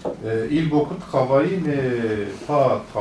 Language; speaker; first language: French; non-native, learner; Kurdish